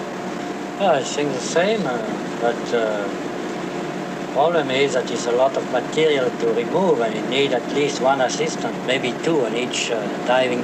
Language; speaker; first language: English; non-native, fluent; French